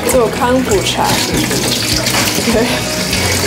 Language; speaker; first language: Chinese; native; Chinese